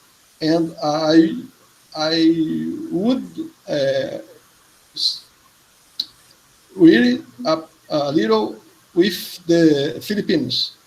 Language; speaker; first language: English; non-native, learner; Portuguese